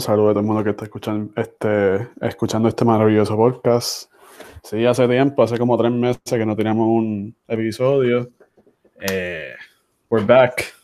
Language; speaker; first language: Spanish; early bilingual, heritage; Spanish